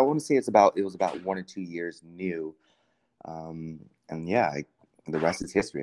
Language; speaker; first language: English; native; English